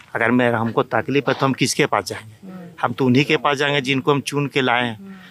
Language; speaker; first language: Hindi; native; Hindi